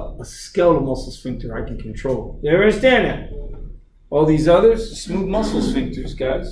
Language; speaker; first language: English; native; English